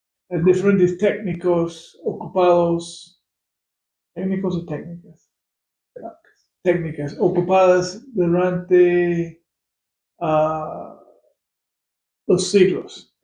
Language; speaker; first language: Spanish; non-native, fluent; English